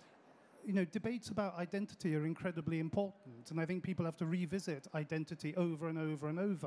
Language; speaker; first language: English; early bilingual, other home language; French